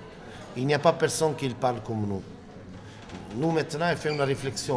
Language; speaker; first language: French; non-native, learner; Italian